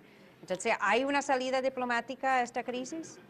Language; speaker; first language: Spanish; native; Spanish